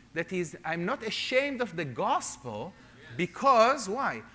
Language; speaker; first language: English; non-native, fluent; Hebrew